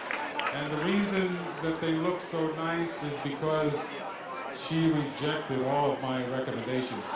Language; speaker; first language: English; native; English